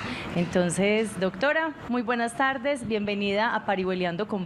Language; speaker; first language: Spanish; native; Spanish